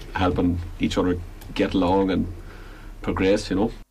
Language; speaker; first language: English; native; English